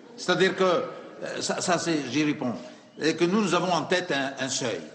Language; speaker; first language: French; non-native, local second language; Arabic